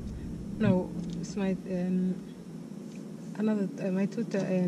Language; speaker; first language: English; non-native, learner; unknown